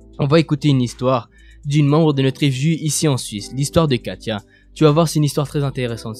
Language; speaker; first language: French; non-native, fluent; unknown